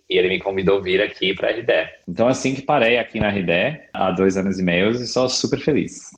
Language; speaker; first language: Portuguese; non-native, fluent; English